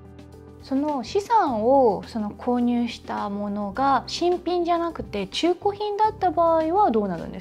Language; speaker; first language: Japanese; native; Japanese